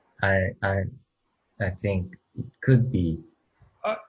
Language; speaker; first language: English; non-native, learner; Japanese